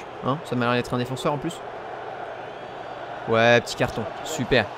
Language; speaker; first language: French; native; French